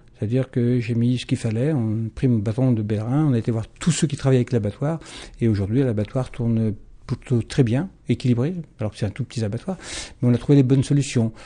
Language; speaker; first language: French; native; French